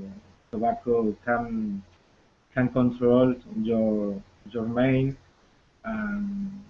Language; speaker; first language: English; non-native, learner; Spanish